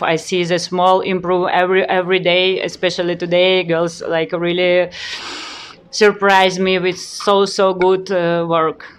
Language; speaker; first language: English; non-native, learner; Ukrainian